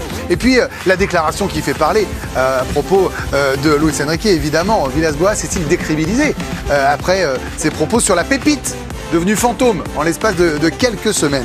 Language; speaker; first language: French; native; French